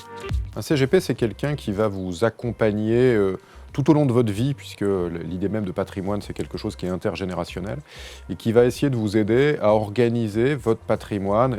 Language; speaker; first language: French; native; French